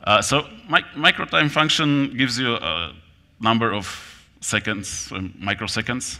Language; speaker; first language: English; non-native, fluent; Polish